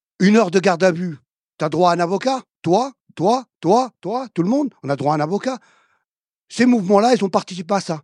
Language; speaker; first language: French; early bilingual, other home language; Arabic